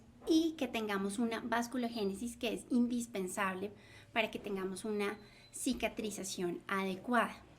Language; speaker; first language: Spanish; native; Spanish